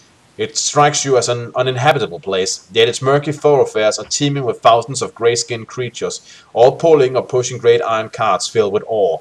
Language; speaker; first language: English; native; English